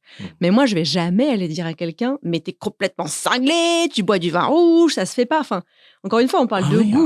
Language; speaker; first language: French; native; French